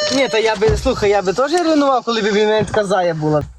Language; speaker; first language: Ukrainian; non-native, local second language; Polish